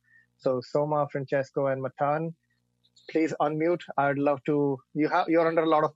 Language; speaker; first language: English; non-native, local second language; Marathi